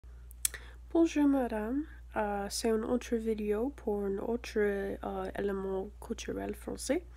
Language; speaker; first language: French; non-native, learner; English